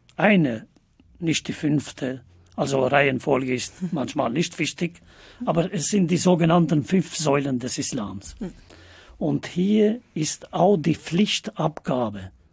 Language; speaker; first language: German; non-native, fluent; Albanian